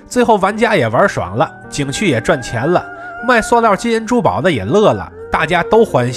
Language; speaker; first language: Chinese; native; Chinese